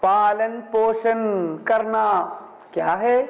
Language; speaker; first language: Hindi; non-native, local second language; Malayalam